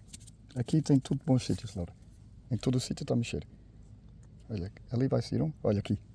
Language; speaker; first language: Portuguese; native; Portuguese